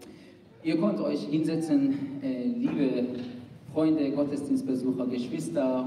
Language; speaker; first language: German; non-native, fluent; Persian